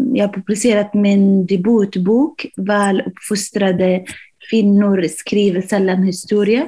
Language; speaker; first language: Swedish; non-native, fluent; Arabic